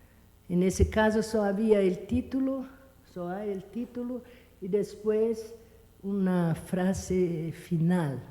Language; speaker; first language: Spanish; non-native, fluent; Portuguese